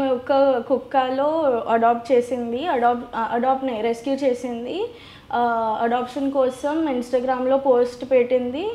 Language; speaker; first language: Telugu; non-native, learner; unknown